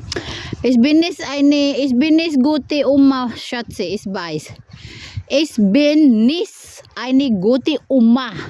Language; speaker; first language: German; non-native, learner; Cebuano